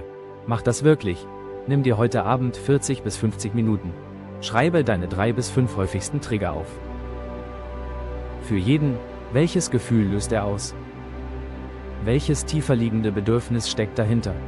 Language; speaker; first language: German; native; German